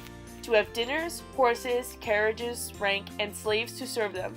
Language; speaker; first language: English; native; English